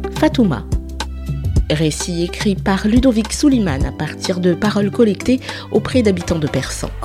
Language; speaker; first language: French; non-native, learner; Soninke